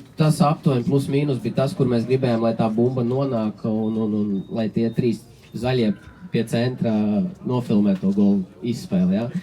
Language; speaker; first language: Latvian; native; Latvian